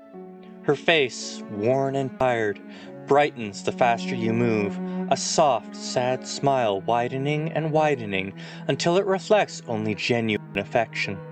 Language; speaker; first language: English; native; English